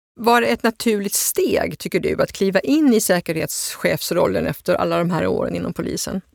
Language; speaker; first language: Swedish; native; Swedish